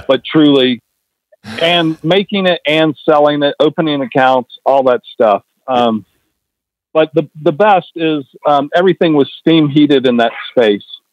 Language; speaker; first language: English; native; English